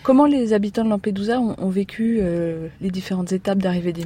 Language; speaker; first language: French; native; French